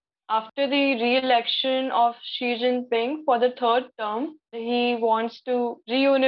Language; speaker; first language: English; non-native, local second language; Hindi